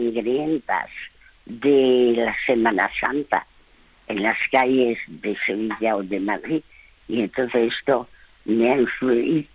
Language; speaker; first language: Spanish; early bilingual, other home language; French